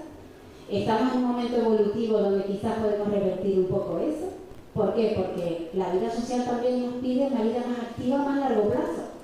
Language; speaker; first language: Spanish; native; Spanish